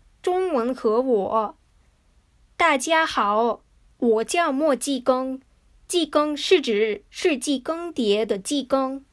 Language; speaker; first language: Chinese; non-native, fluent; Japanese